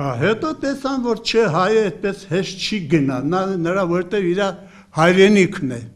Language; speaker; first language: Armenian; early bilingual, heritage; Armenian